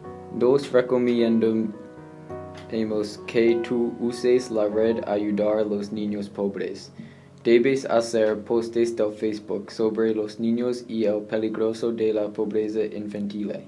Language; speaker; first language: Spanish; non-native, learner; English